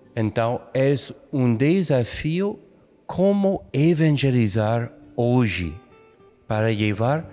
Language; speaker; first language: Portuguese; non-native, fluent; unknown